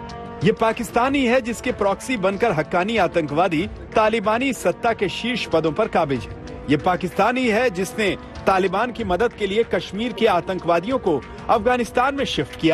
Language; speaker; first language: Hindi; native; Hindi